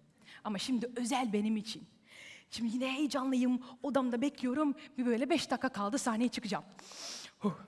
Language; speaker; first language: Turkish; early bilingual, heritage; Turkish